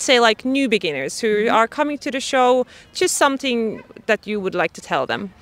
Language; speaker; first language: English; non-native, fluent; Finnish